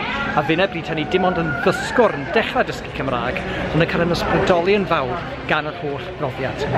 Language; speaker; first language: Welsh; non-native, fluent; English